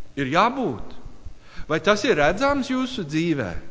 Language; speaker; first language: Latvian; non-native, learner; English